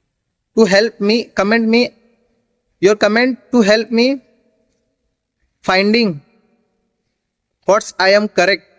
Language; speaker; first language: English; non-native, learner; Hindi